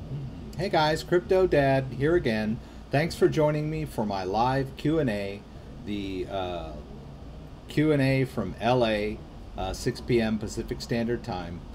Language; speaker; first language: English; native; English